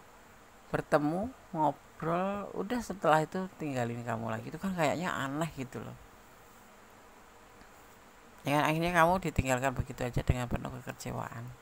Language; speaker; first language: Indonesian; native; Indonesian